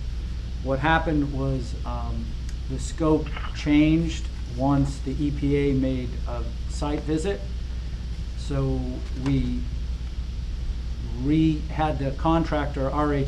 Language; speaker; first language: English; native; English